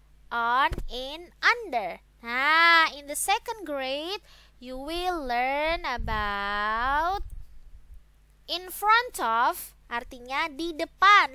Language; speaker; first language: English; non-native, fluent; Indonesian